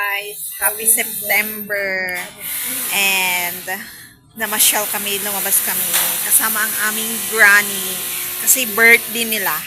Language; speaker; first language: Filipino; non-native, local second language; Iloko